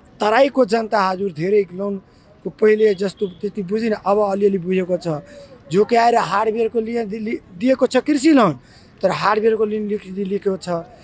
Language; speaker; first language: Nepali; non-native, local second language; Maithili